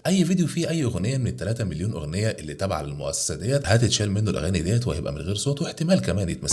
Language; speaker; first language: Arabic; native; Arabic